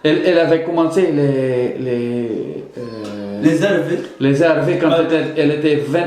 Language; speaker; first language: French; non-native, fluent; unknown